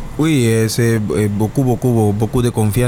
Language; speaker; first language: French; non-native, learner; Spanish